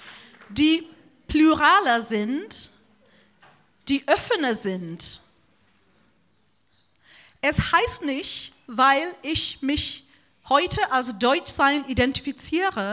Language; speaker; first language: German; non-native, fluent; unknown